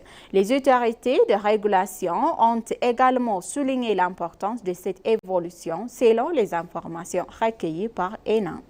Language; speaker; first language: French; non-native, fluent; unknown